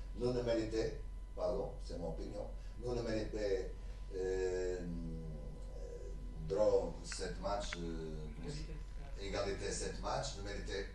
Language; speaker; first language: French; non-native, learner; Portuguese